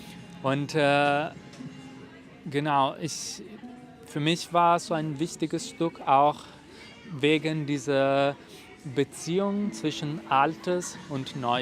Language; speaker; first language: German; non-native, fluent; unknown